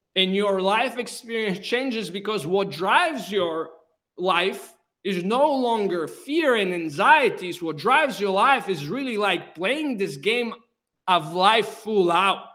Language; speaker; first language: English; non-native, fluent; Bulgarian